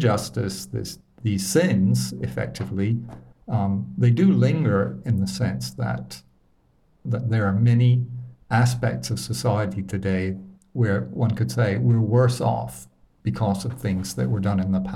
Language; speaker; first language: English; native; English